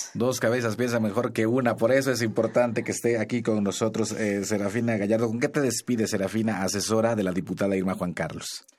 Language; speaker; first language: Spanish; non-native, local second language; Nahuatl languages